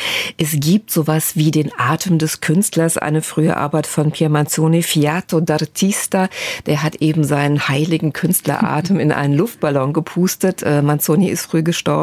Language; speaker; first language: German; native; German